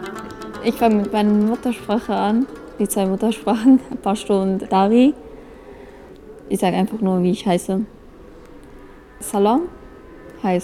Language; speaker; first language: German; early bilingual, other home language; Persian